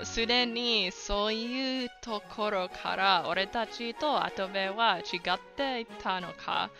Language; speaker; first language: Japanese; non-native, learner; English